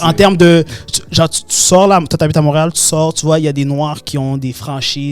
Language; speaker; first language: French; native; French